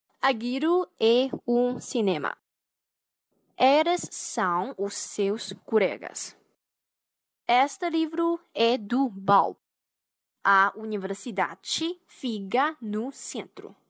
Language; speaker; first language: Portuguese; non-native, fluent; Chinese